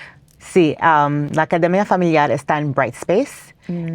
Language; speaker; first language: Spanish; non-native, fluent; English